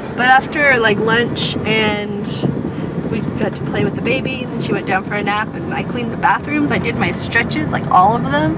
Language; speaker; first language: English; native; English